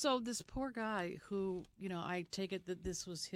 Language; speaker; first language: English; native; English